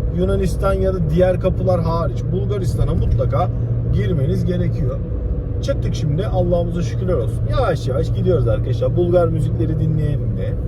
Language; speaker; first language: Turkish; early bilingual, heritage; Turkish